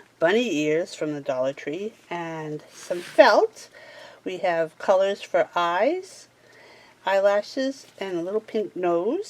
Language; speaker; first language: English; native; English